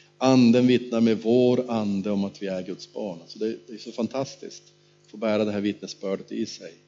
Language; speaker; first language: Swedish; native; Swedish